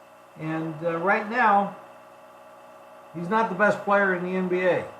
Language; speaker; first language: English; native; English